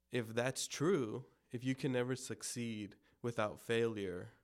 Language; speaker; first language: English; early bilingual, other home language; Spanish